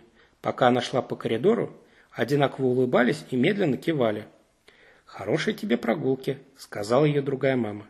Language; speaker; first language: Russian; native; Russian